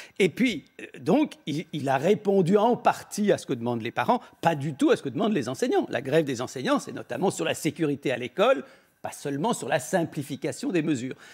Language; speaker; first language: French; native; French